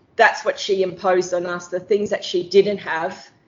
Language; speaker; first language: English; native; English